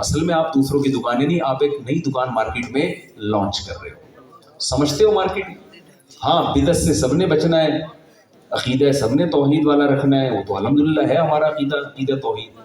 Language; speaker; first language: Urdu; native; Urdu